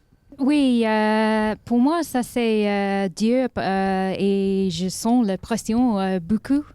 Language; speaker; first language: French; non-native, learner; English